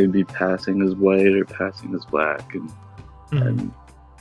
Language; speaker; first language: English; native; English